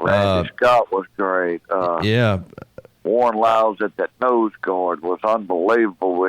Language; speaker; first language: English; native; English